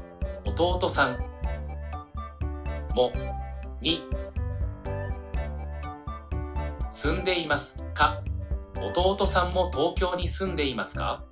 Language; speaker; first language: Japanese; non-native, learner; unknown